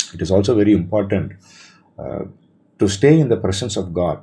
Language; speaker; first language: English; non-native, local second language; Tamil